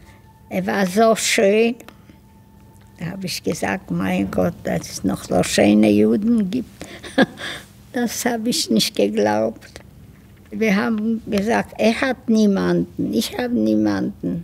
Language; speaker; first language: German; non-native, fluent; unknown